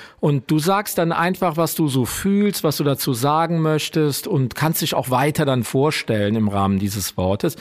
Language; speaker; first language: German; native; German